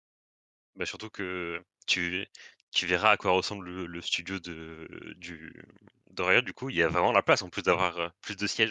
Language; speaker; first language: French; native; French